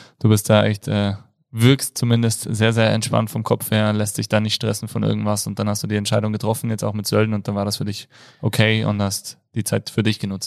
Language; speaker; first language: German; native; German